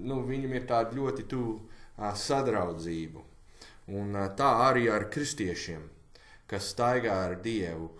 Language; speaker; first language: Latvian; non-native, learner; English